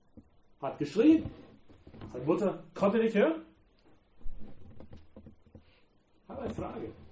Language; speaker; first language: German; non-native, fluent; English